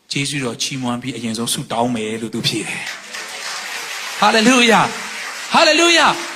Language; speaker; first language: Burmese; non-native, local second language; Hakha Chin